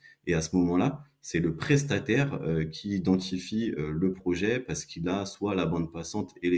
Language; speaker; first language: French; native; French